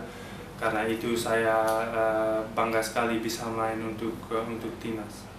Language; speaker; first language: Indonesian; early bilingual, heritage; Dutch